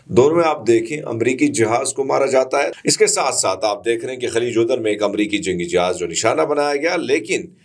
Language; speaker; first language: Urdu; non-native, local second language; Punjabi